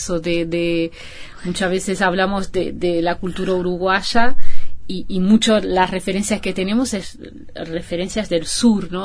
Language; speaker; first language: Spanish; non-native, fluent; Portuguese